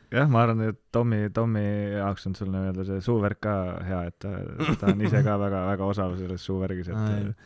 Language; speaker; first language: Estonian; native; Estonian